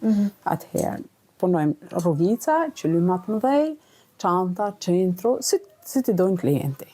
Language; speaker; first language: Albanian; native; Albanian